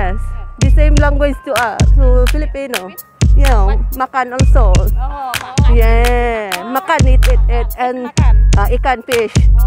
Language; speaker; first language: English; non-native, learner; Filipino